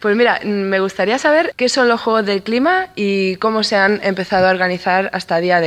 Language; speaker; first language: Spanish; native; Spanish